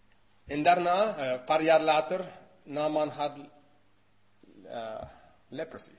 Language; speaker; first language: Dutch; non-native, learner; English